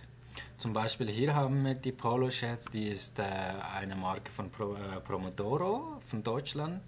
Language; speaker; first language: German; non-native, fluent; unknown